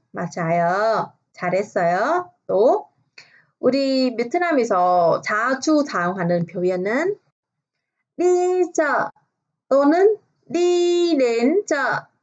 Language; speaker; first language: Korean; non-native, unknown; Vietnamese